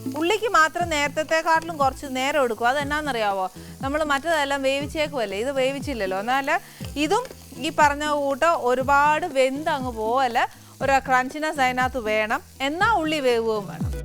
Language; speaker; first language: Malayalam; native; Malayalam